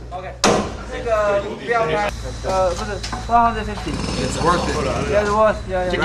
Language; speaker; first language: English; non-native, learner; Chinese